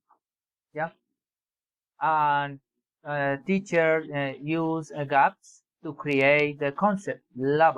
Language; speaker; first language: English; non-native, learner; Spanish